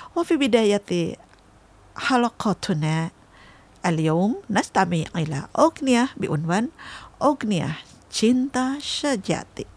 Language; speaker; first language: Arabic; non-native, fluent; Indonesian